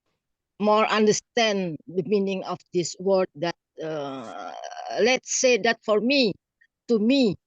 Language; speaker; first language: English; non-native, learner; Indonesian